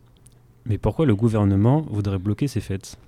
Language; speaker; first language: French; native; French